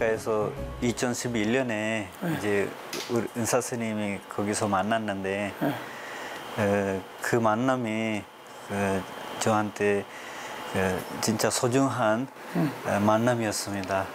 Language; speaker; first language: Korean; non-native, fluent; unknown